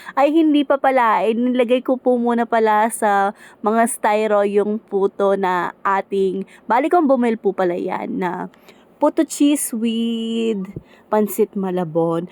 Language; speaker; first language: Filipino; native; Filipino